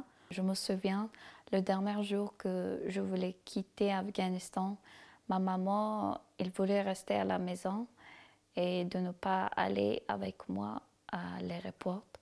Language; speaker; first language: French; non-native, learner; Persian